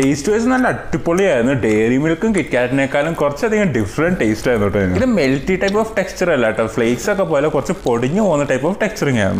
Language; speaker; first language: Malayalam; native; Malayalam